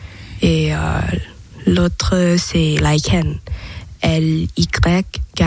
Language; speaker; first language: French; non-native, fluent; Thai